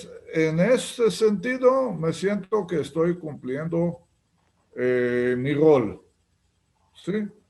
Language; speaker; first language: Spanish; non-native, fluent; Hebrew